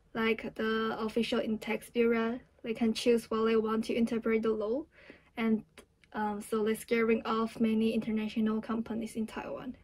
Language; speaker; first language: English; non-native, fluent; Chinese